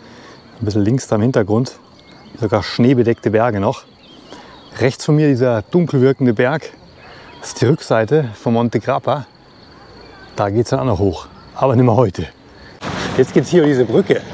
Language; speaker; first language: German; native; German